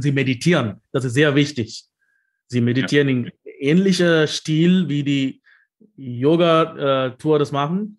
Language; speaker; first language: German; non-native, fluent; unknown